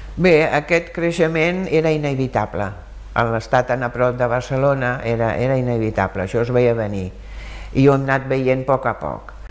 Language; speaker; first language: Catalan; early bilingual, other home language; German